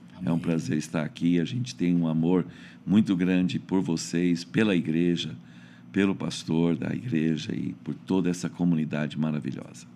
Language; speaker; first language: Portuguese; early bilingual, other home language; English